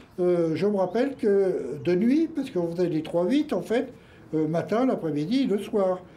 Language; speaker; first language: French; native; French